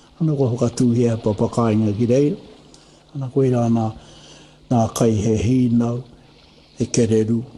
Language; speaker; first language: Māori; native; Māori